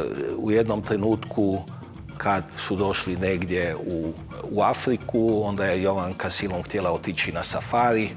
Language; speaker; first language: Croatian; native; Croatian